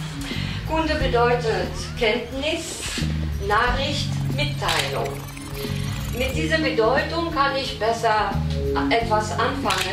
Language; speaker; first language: German; non-native, fluent; French